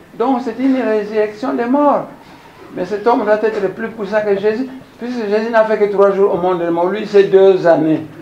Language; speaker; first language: French; non-native, local second language; Kongo